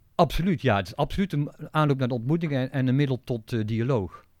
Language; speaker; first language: Dutch; native; Dutch